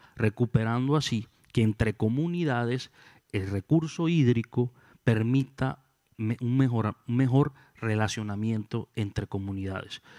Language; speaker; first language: Spanish; native; Spanish